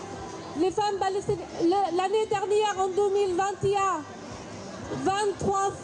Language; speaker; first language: French; non-native, fluent; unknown